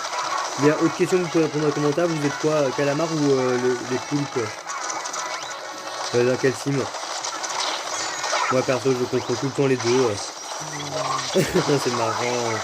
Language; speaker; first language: French; native; French